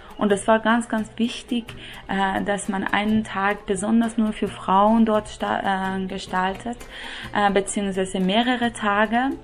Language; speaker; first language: German; non-native, fluent; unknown